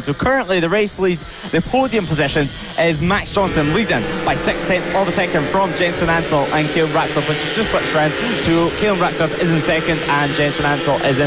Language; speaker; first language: English; native; English